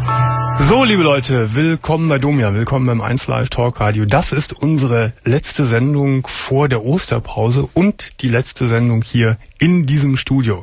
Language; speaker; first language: German; native; German